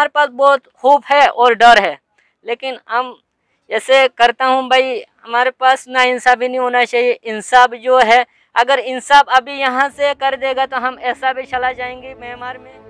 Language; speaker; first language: Hindi; non-native, learner; Rohingya